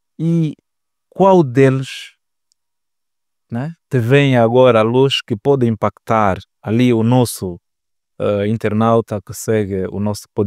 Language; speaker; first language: Portuguese; native; Portuguese